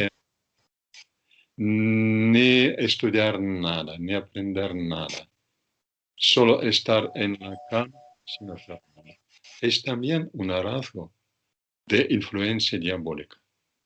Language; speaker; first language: Spanish; non-native, fluent; Russian